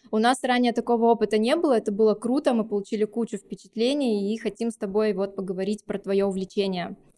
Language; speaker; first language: Russian; native; Russian